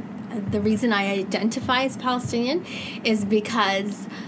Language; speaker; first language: English; native; English